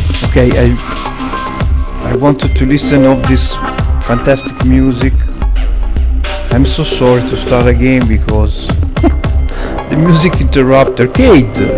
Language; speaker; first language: English; non-native, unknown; Italian